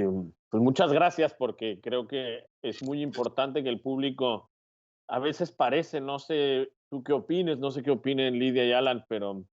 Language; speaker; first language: Spanish; native; Spanish